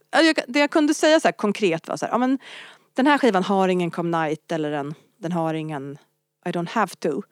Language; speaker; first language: Swedish; non-native, local second language; French